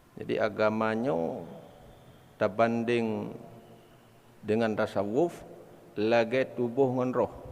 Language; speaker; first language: Malay; non-native, local second language; Achinese